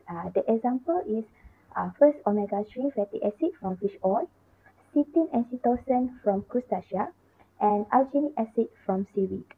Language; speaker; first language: English; non-native, local second language; Malay